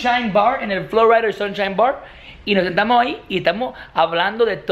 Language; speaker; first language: Spanish; non-native, learner; English